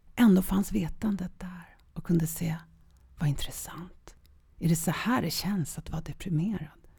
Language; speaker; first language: Swedish; early bilingual, other home language; Polish